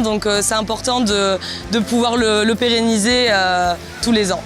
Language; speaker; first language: French; native; French